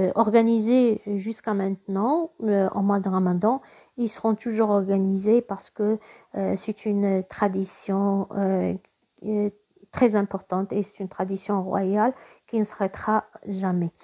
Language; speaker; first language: French; non-native, local second language; Arabic